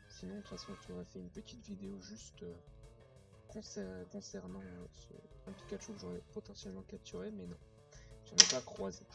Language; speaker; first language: French; native; French